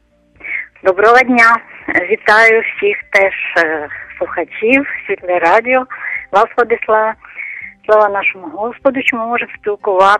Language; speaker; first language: Ukrainian; non-native, local second language; Russian